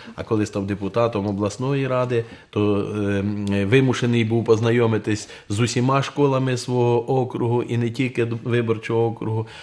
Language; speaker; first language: Ukrainian; native; Ukrainian